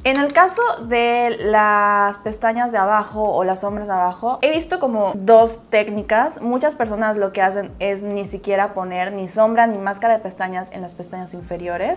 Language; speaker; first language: Spanish; native; Spanish